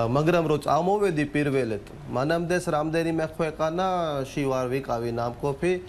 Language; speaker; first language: Georgian; non-native, fluent; Hindi